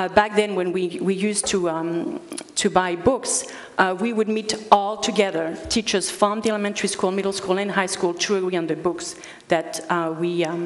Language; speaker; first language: English; early bilingual, other home language; Spanish